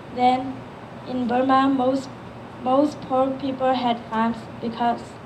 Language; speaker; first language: English; early bilingual, other home language; Burmese